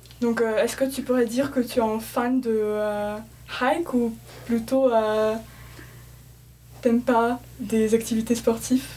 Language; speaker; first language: French; non-native, fluent; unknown